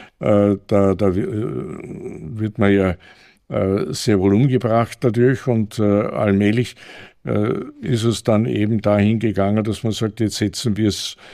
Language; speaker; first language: German; native; German